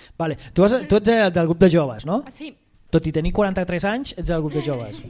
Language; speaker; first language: Catalan; native; Catalan